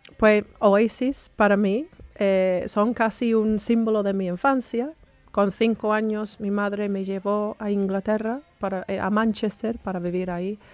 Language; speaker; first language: Spanish; non-native, fluent; English